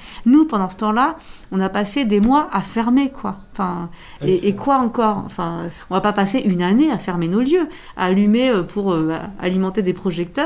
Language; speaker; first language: French; native; French